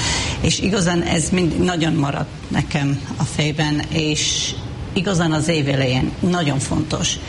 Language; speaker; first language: Hungarian; non-native, fluent; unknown